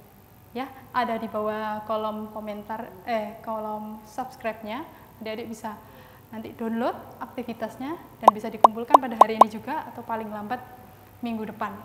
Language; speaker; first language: Indonesian; native; Indonesian